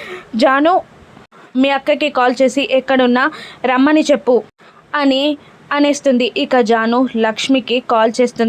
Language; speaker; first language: Telugu; native; Telugu